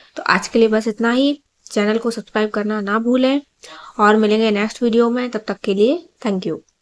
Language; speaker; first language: Hindi; native; Hindi